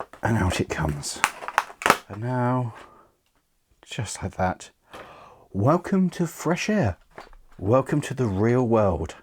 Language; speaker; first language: English; native; English